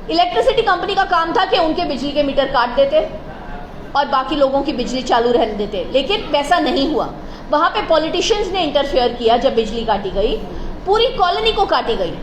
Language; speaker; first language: Hindi; non-native, local second language; Marathi